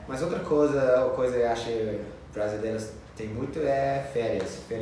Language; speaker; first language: Portuguese; non-native, fluent; English